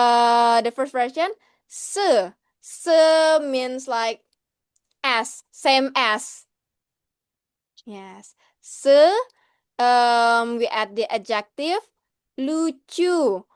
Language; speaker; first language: English; non-native, learner; Indonesian